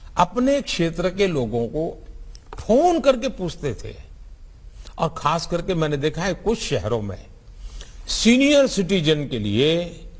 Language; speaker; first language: Hindi; non-native, local second language; Gujarati